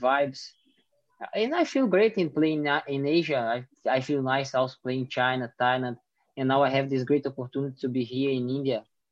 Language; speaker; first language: English; non-native, fluent; Portuguese